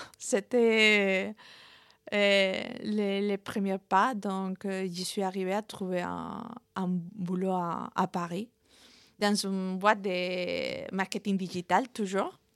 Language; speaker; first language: French; non-native, fluent; Spanish